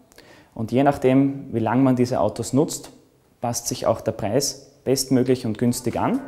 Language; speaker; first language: German; native; German